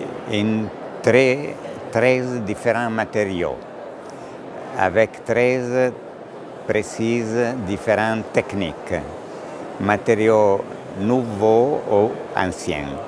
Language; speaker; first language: French; non-native, learner; Italian